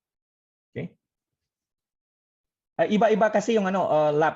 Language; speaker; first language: Filipino; non-native, fluent; Indonesian